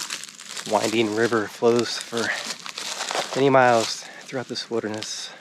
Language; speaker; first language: English; native; English